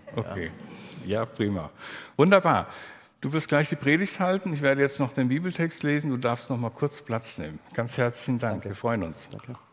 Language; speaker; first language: German; native; German